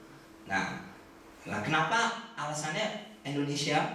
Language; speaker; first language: Indonesian; native; Indonesian